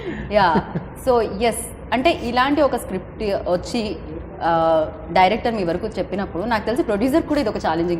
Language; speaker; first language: Telugu; native; Telugu